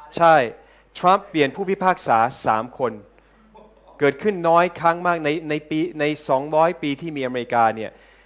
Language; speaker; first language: Thai; non-native, fluent; English